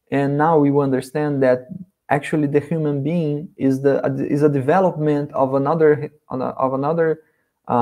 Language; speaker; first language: English; non-native, learner; Portuguese